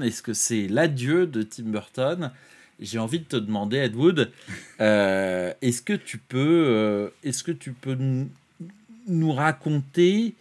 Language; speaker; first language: French; native; French